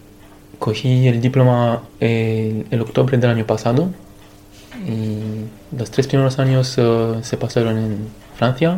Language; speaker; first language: Spanish; non-native, fluent; Romanian